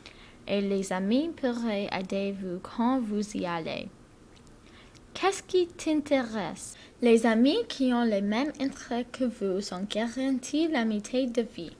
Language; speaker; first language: French; non-native, learner; English